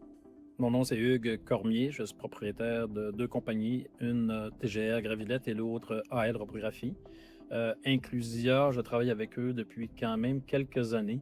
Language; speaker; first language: French; native; French